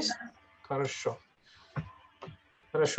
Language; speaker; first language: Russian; non-native, fluent; Hindi